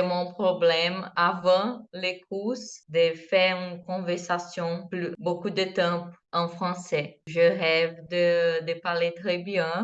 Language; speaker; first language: French; non-native, learner; Portuguese